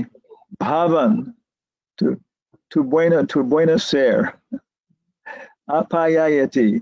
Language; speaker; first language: Spanish; non-native, learner; English